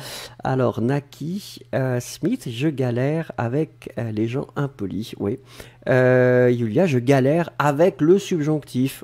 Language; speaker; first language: French; native; French